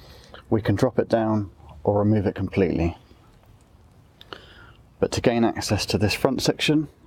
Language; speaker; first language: English; native; English